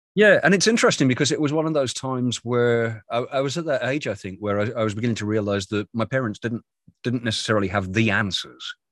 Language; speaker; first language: English; native; English